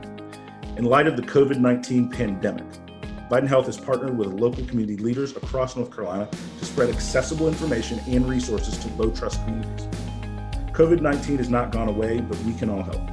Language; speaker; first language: English; native; English